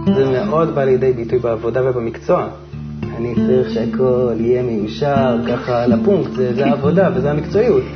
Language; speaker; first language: Hebrew; native; Hebrew